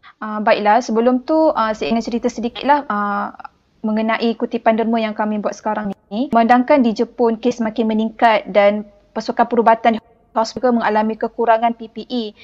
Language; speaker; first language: Malay; native; Malay